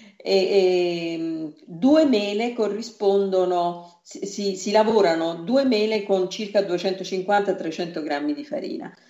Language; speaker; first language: Italian; native; Italian